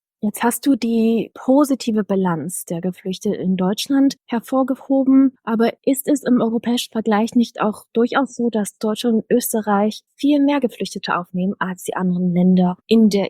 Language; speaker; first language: German; native; German